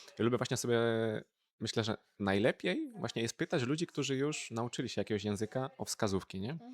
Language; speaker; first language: Polish; native; Polish